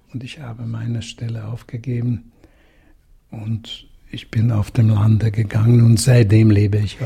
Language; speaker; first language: German; non-native, fluent; Hungarian